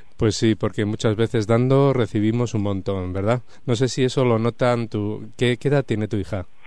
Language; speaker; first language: Spanish; native; Spanish